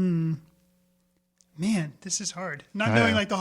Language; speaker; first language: English; native; English